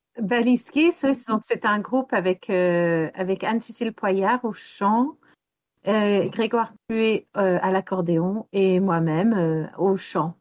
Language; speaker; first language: French; non-native, local second language; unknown